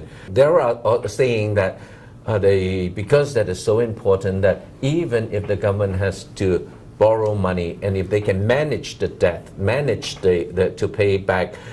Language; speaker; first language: English; non-native, local second language; Cantonese